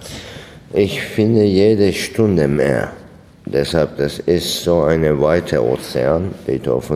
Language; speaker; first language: German; non-native, fluent; Turkish